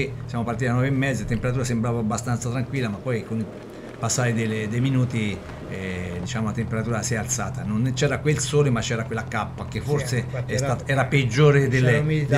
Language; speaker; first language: Italian; native; Italian